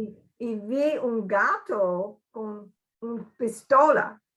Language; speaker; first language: Spanish; non-native, learner; English